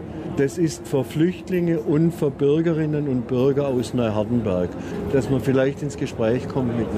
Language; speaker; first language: German; native; German